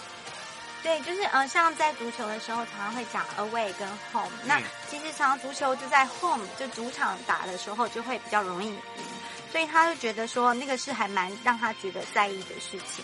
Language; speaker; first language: Chinese; native; Chinese